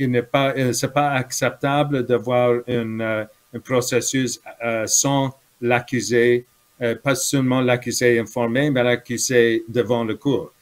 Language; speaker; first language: French; non-native, fluent; English